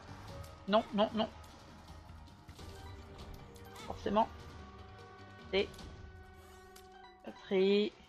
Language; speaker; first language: French; native; French